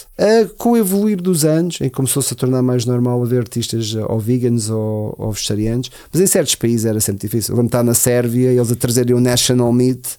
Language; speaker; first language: Portuguese; early bilingual, heritage; Portuguese